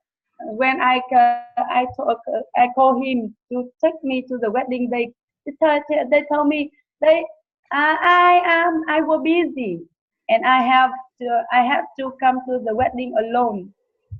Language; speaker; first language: English; non-native, learner; Vietnamese